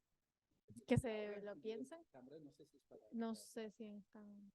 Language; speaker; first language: Spanish; native; Spanish